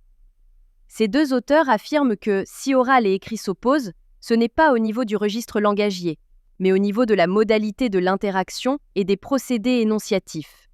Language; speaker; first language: French; non-native, local second language; Arabic